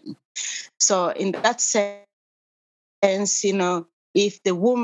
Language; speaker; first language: English; non-native, local second language; Kinyarwanda